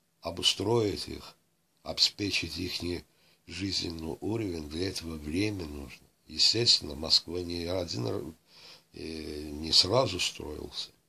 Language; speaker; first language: Russian; non-native, local second language; Azerbaijani